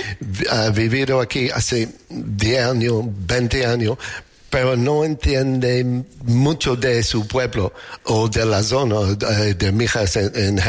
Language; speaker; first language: Spanish; non-native, fluent; English